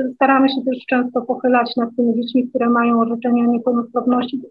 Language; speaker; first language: Polish; native; Polish